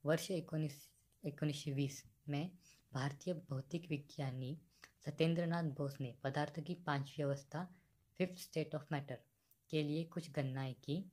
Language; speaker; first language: Hindi; non-native, local second language; Marathi